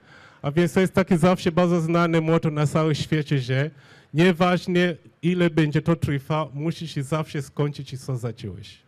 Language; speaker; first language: Polish; non-native, fluent; Swahili